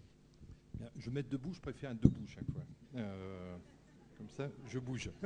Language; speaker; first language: French; native; French